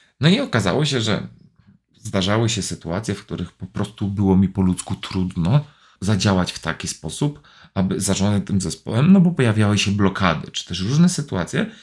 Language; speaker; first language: Polish; native; Polish